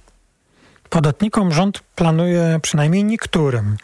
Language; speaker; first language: Polish; native; Polish